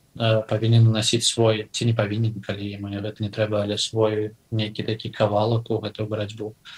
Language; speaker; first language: Belarusian; non-native, local second language; Russian